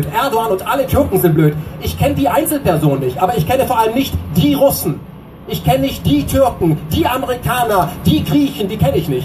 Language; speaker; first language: German; native; German